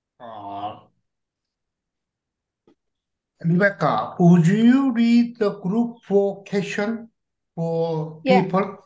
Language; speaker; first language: English; non-native, learner; Korean